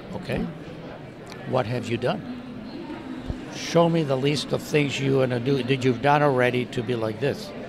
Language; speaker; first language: English; non-native, fluent; Spanish